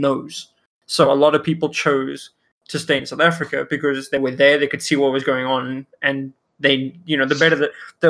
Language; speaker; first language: English; non-native, local second language; Afrikaans